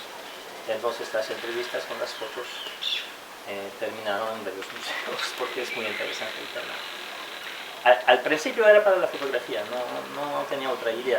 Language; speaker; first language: Spanish; non-native, fluent; French